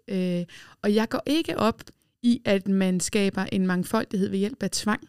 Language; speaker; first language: Danish; native; Danish